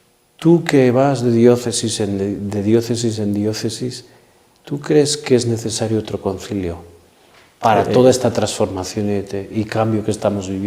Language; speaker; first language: Spanish; native; Spanish